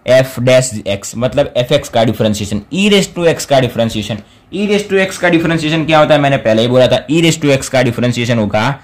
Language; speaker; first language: Hindi; non-native, local second language; Gujarati